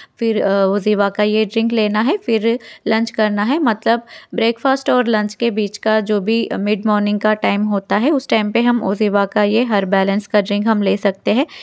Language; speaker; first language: Hindi; non-native, local second language; Telugu